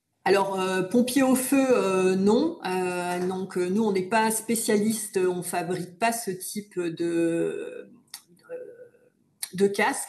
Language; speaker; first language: French; native; French